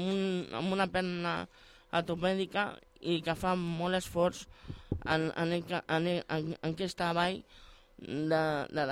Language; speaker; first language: Catalan; non-native, local second language; Spanish